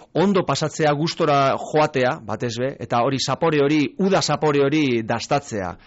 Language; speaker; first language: Basque; native; Basque